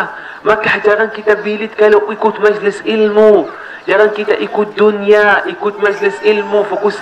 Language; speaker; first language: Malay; non-native, learner; Arabic